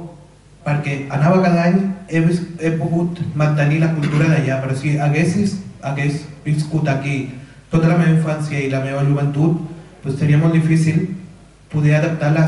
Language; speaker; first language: Catalan; early bilingual, other home language; Urdu